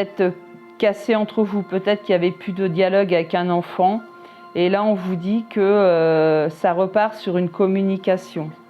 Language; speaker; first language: French; native; French